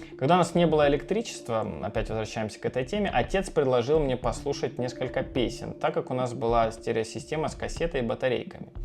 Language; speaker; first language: Russian; native; Russian